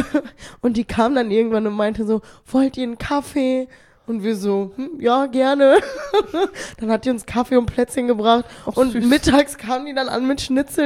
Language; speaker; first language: German; native; German